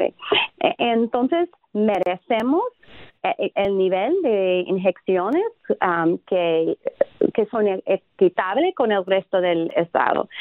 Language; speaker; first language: Spanish; non-native, fluent; English